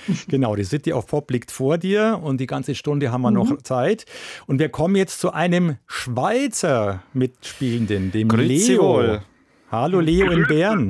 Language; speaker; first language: German; native; German